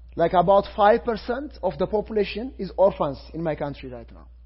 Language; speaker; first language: English; non-native, fluent; Amharic